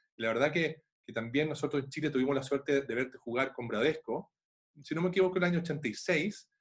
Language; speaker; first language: Spanish; native; Spanish